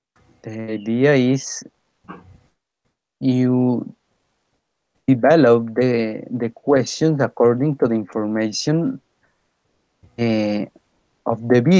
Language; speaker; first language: English; non-native, fluent; Spanish